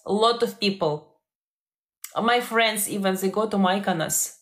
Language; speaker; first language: English; non-native, fluent; Ukrainian